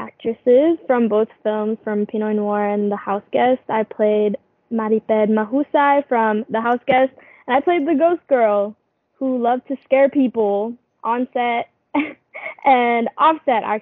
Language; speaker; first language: English; non-native, local second language; Filipino